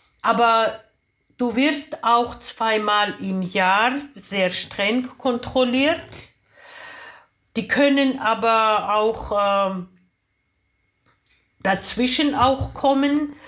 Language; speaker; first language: German; non-native, fluent; Georgian